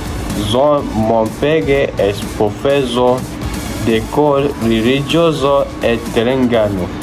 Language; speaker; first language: French; non-native, learner; Malay